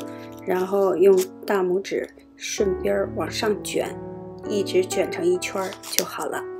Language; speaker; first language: Chinese; native; Chinese